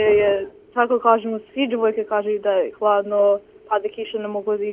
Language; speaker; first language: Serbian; early bilingual, heritage; Croatian